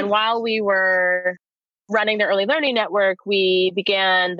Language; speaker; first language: English; native; English